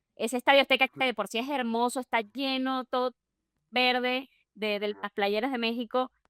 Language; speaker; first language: Spanish; native; Spanish